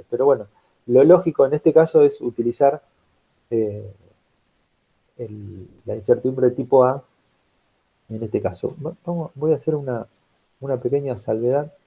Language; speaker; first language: Spanish; native; Spanish